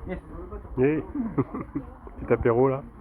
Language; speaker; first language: French; native; French